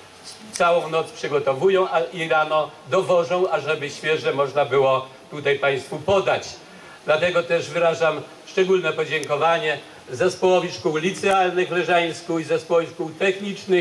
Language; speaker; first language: Polish; native; Polish